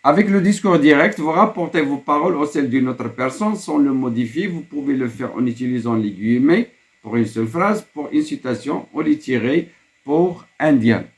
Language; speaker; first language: French; non-native, local second language; Arabic